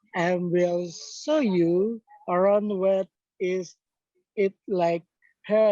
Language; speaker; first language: English; non-native, fluent; Indonesian